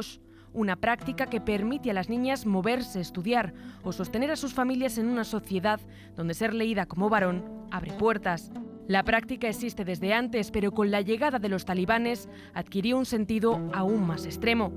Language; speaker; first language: Spanish; native; Spanish